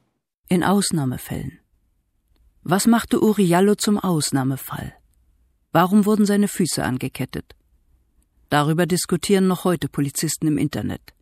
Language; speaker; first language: German; native; German